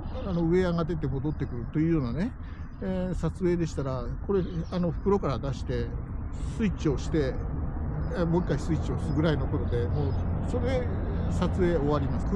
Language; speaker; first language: Japanese; native; Japanese